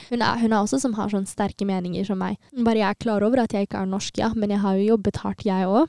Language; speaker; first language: Norwegian; early bilingual, other home language; Tigrinya